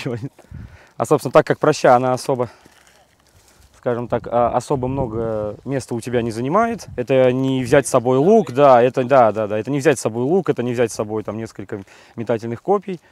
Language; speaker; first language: Russian; native; Russian